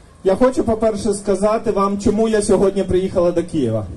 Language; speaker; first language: Ukrainian; non-native, learner; German